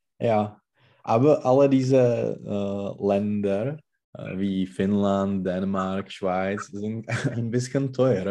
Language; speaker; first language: German; non-native, learner; Czech